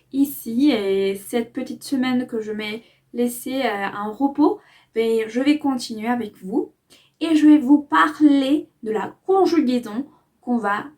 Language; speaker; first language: French; non-native, fluent; Spanish